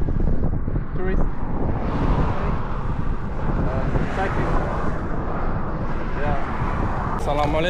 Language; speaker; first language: English; non-native, learner; French